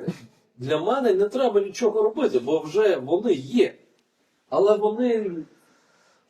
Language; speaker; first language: Ukrainian; non-native, fluent; Lithuanian